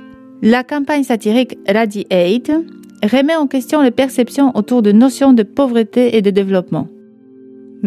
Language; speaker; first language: French; native; French